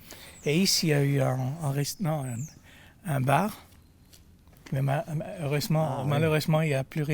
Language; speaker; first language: French; non-native, fluent; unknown